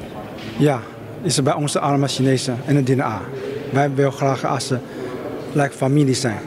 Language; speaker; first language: Dutch; non-native, learner; Chinese